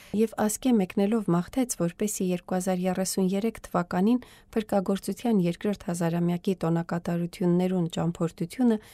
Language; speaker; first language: Armenian; native; Armenian